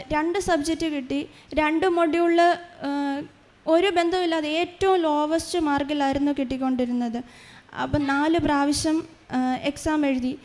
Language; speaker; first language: Malayalam; native; Malayalam